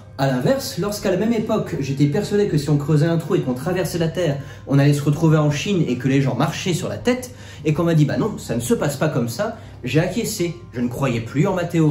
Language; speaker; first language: French; native; French